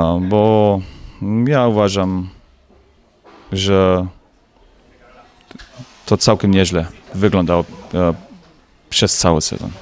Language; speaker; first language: Polish; non-native, learner; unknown